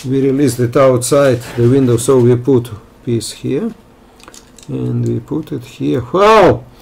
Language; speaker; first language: English; non-native, fluent; Russian